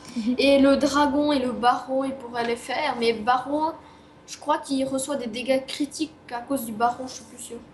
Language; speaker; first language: French; native; French